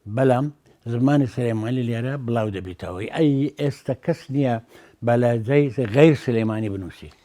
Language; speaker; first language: Central Kurdish; non-native, local second language; Azerbaijani